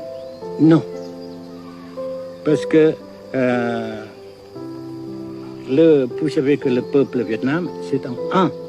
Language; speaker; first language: French; non-native, fluent; Vietnamese